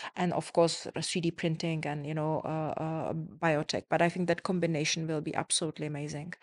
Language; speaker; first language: English; non-native, fluent; Czech